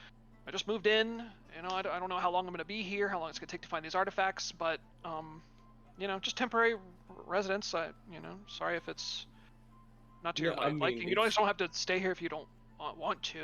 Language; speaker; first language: English; native; English